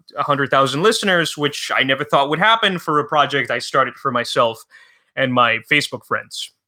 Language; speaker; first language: English; early bilingual, other home language; Spanish